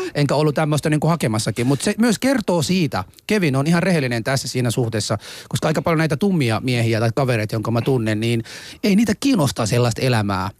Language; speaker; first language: Finnish; non-native, fluent; Somali